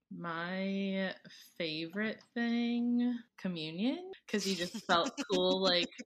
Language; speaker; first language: English; early bilingual, other home language; Filipino